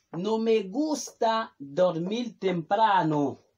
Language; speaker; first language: Spanish; non-native, fluent; Haitian Creole